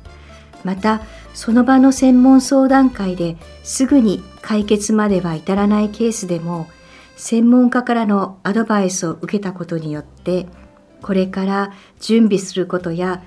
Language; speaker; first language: Japanese; native; Japanese